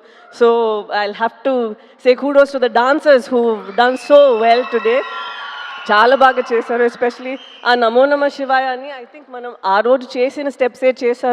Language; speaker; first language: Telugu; non-native, local second language; Tamil